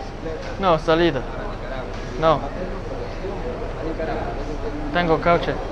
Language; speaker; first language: Spanish; non-native, learner; English